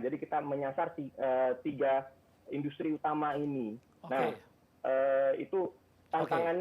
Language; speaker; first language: Indonesian; native; Indonesian